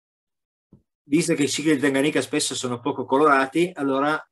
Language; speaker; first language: Italian; native; Italian